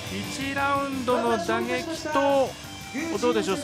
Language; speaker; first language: Japanese; native; Japanese